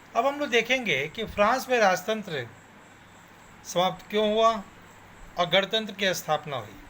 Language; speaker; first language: Hindi; native; Hindi